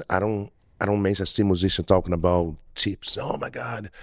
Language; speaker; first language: English; non-native, learner; Portuguese